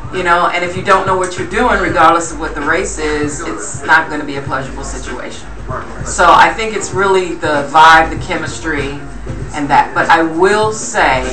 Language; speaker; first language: English; native; English